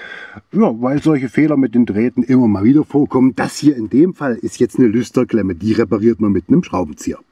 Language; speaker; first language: German; native; German